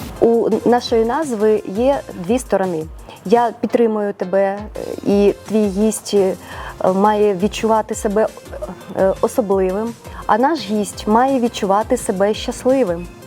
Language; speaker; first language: Ukrainian; non-native, local second language; Russian